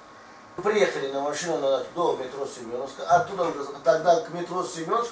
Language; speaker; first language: Russian; native; Russian